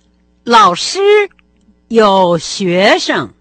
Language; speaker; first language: Chinese; non-native, fluent; Russian